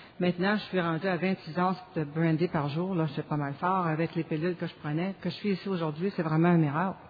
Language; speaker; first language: French; native; French